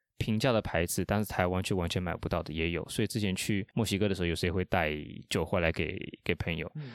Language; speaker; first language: Chinese; non-native, fluent; Spanish